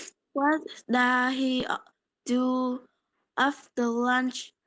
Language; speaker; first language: English; non-native, learner; Polish